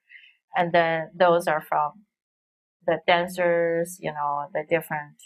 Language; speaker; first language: English; non-native, fluent; Chinese